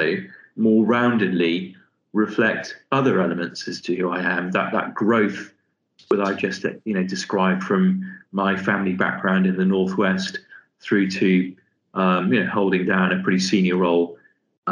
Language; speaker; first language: English; native; English